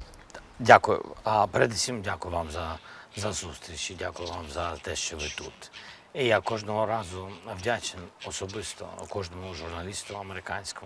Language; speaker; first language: Ukrainian; non-native, local second language; Russian